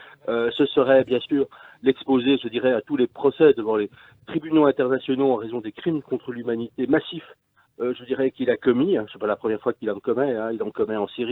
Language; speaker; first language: French; native; French